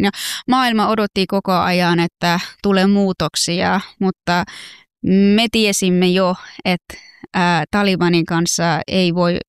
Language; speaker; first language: Finnish; early bilingual, other home language; Persian